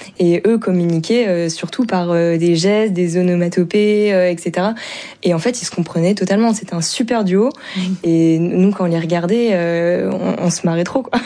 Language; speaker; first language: French; native; French